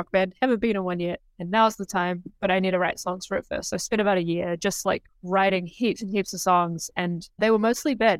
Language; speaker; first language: English; native; English